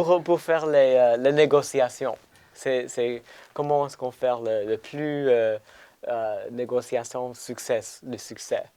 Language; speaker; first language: French; non-native, learner; English